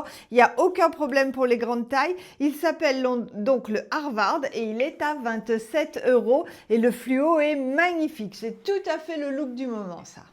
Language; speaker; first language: French; native; French